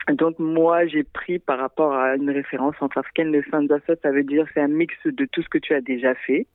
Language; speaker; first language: French; non-native, local second language; Sango